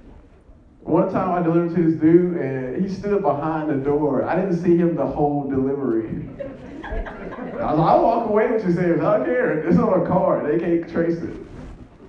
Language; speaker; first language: English; native; English